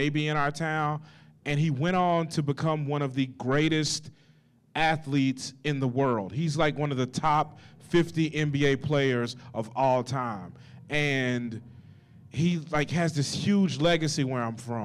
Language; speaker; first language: English; native; English